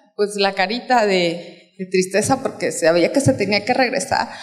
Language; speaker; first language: Spanish; native; Spanish